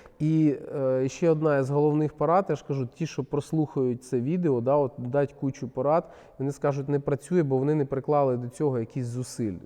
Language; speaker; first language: Ukrainian; non-native, local second language; Russian